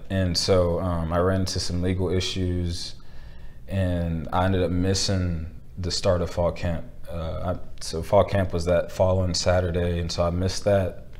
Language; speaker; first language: English; native; English